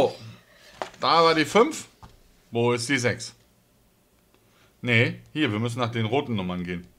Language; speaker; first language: German; native; German